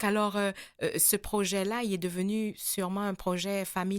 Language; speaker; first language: French; native; French